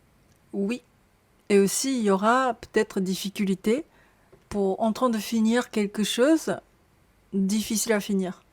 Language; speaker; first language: French; non-native, learner; Japanese